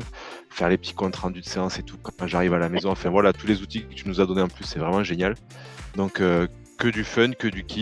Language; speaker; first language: French; native; French